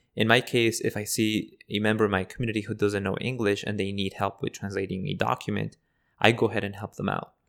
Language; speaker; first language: English; early bilingual, other home language; Spanish